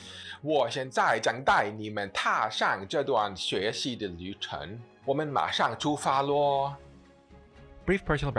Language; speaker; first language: Chinese; non-native, fluent; English